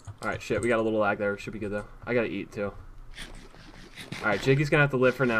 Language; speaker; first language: English; native; English